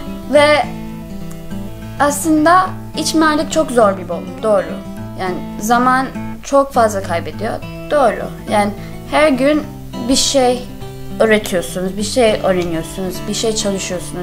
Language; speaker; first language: Turkish; non-native, learner; English